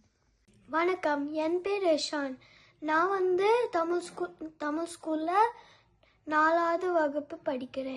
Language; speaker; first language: Tamil; early bilingual, heritage; Tamil